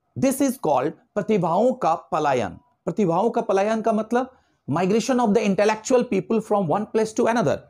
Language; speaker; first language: Hindi; native; Hindi